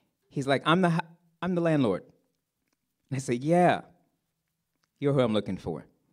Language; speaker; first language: English; native; English